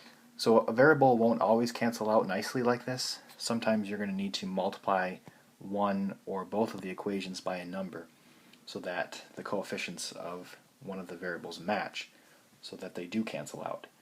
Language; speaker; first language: English; native; English